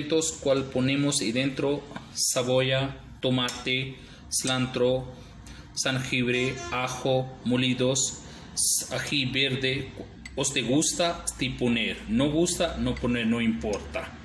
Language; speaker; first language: Spanish; non-native, learner; Urdu